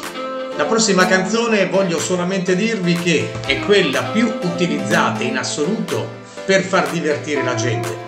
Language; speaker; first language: Italian; native; Italian